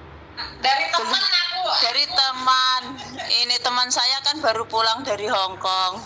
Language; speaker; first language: Indonesian; non-native, local second language; Javanese